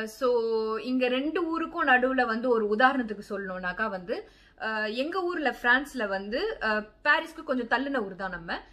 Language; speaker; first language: Tamil; early bilingual, heritage; Tamil